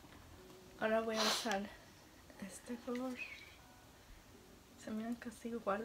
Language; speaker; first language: Spanish; early bilingual, heritage; Spanish